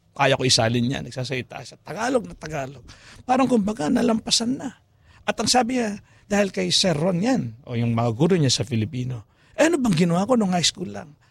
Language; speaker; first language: Filipino; non-native, local second language; Pampanga